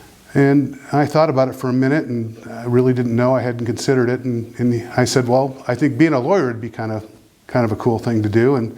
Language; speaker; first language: English; native; English